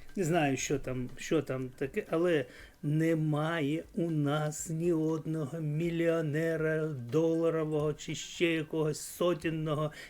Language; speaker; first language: Ukrainian; native; Ukrainian